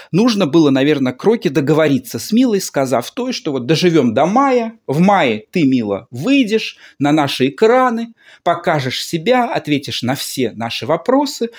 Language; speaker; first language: Russian; native; Russian